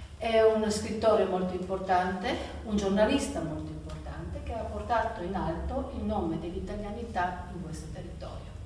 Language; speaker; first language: Italian; early bilingual, heritage; Italian